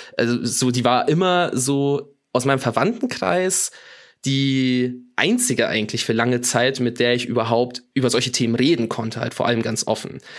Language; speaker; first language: German; early bilingual, other home language; Russian